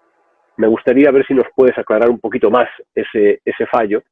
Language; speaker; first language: Spanish; native; Spanish